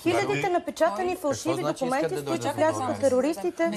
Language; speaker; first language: Bulgarian; native; Bulgarian